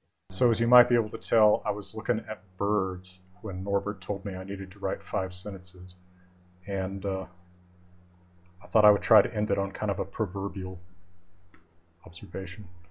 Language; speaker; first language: English; native; English